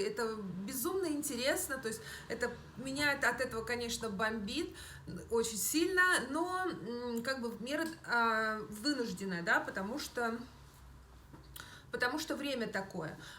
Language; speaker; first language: Russian; native; Russian